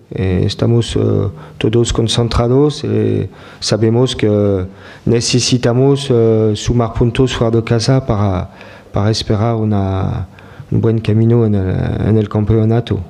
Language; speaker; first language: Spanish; non-native, learner; French